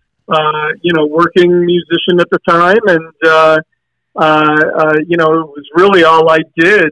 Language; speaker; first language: English; native; English